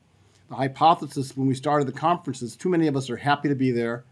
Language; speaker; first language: English; native; English